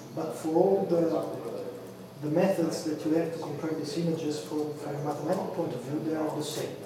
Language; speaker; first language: English; non-native, fluent; Italian